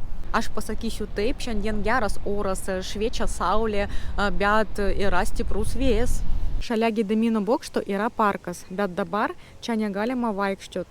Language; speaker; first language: Lithuanian; non-native, learner; Russian